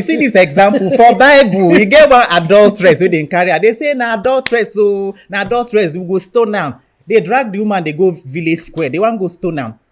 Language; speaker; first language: Nigerian Pidgin; non-native, local second language; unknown